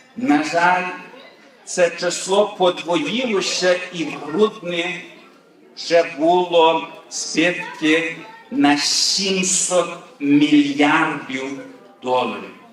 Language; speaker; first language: Ukrainian; early bilingual, heritage; Ukrainian